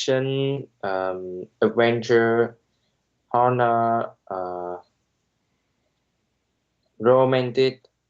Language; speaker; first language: English; non-native, learner; Vietnamese